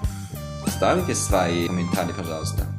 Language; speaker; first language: Russian; non-native, fluent; Chinese